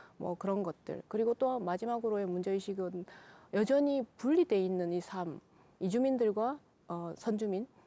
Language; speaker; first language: Korean; native; Korean